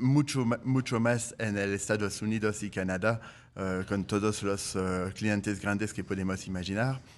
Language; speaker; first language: Spanish; non-native, fluent; French